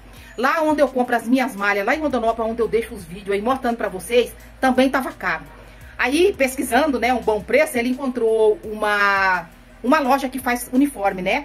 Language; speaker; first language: Portuguese; native; Portuguese